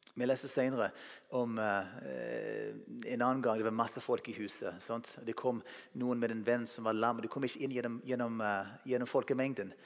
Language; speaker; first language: Norwegian; non-native, fluent; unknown